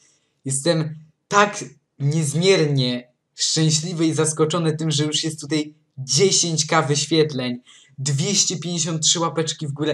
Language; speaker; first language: Polish; native; Polish